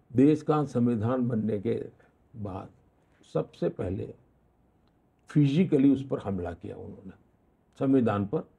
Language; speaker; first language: Hindi; non-native, local second language; Gujarati